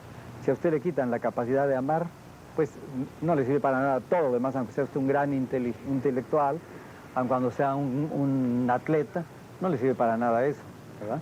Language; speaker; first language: Spanish; native; Spanish